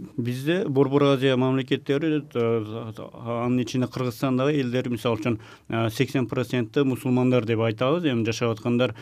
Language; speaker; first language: Kyrgyz; non-native, local second language; Uzbek